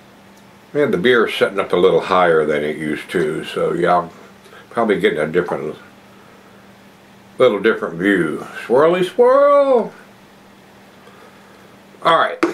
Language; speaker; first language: English; native; English